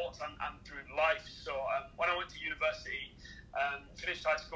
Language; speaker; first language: English; native; English